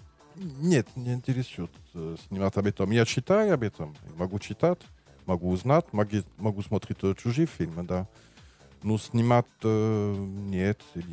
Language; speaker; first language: Russian; non-native, learner; French